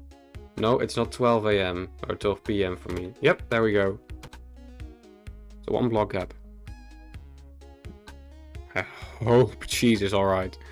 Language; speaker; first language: English; non-native, fluent; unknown